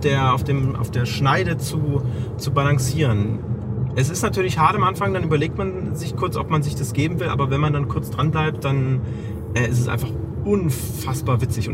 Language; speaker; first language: German; native; German